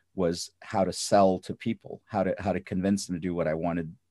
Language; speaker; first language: English; early bilingual, other home language; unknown